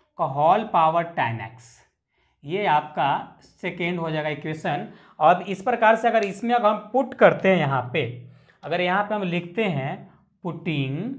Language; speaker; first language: Hindi; native; Hindi